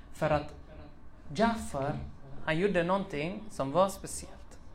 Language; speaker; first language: Swedish; early bilingual, other home language; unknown